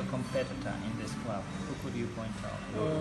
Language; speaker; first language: English; non-native, fluent; Russian